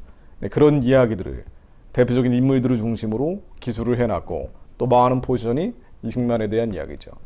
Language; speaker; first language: Korean; native; Korean